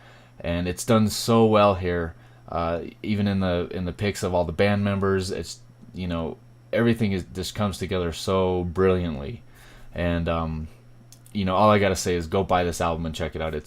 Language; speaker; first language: English; native; English